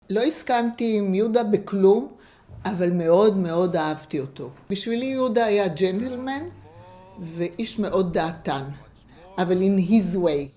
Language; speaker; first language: Hebrew; non-native, fluent; English